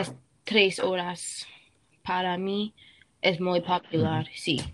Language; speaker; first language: Spanish; non-native, learner; English